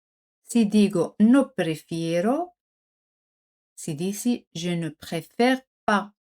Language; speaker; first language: Spanish; non-native, fluent; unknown